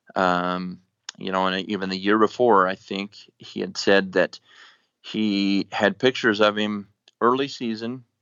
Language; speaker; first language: English; native; English